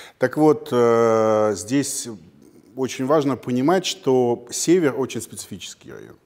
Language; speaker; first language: Russian; native; Russian